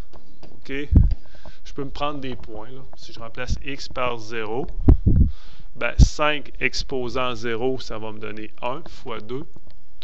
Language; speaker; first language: French; native; French